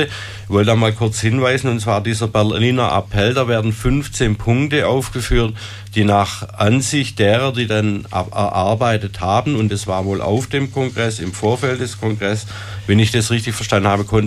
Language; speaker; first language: German; native; German